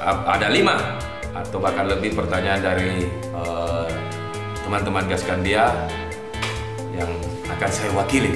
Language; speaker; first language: Indonesian; native; Indonesian